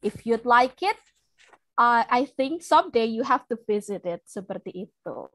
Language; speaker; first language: English; non-native, local second language; Indonesian